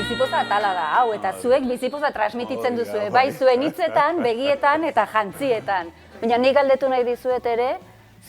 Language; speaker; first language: Basque; native; Basque